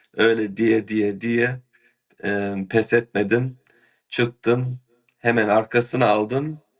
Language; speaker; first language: Turkish; early bilingual, heritage; Turkish